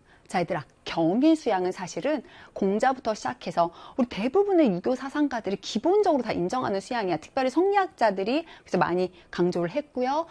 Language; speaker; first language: Korean; native; Korean